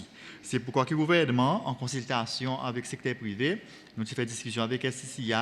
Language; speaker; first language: French; non-native, local second language; Seselwa Creole French